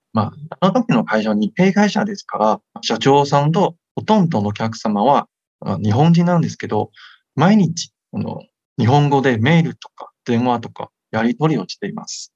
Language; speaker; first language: Japanese; non-native, fluent; Chinese